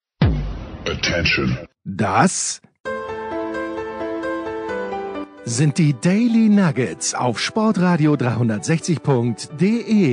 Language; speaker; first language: German; native; German